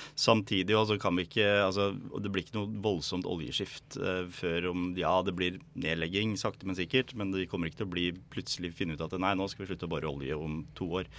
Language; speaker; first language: Norwegian; native; Norwegian